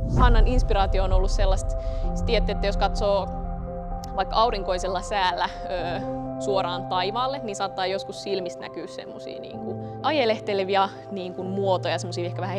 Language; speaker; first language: Finnish; native; Finnish